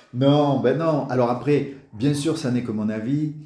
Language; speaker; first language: French; native; French